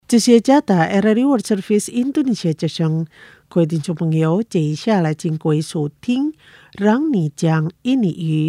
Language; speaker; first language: Chinese; early bilingual, heritage; Chinese